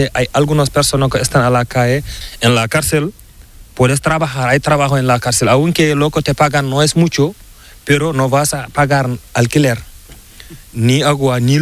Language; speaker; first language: Spanish; non-native, learner; Fula